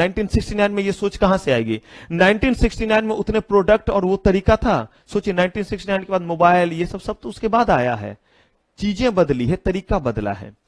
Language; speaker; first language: Hindi; native; Hindi